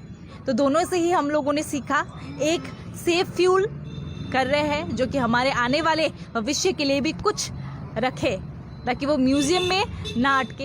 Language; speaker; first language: Hindi; native; Hindi